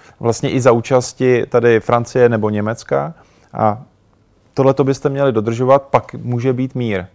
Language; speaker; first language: Czech; native; Czech